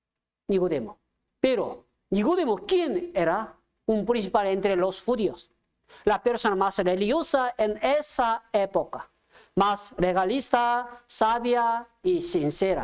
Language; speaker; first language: Spanish; non-native, fluent; Korean